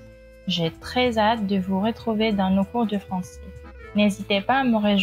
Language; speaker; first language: French; non-native, fluent; Filipino